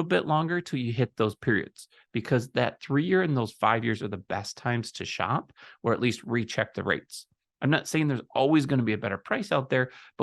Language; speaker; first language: English; native; English